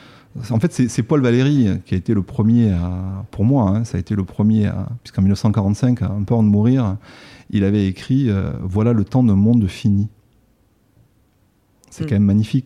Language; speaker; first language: French; native; French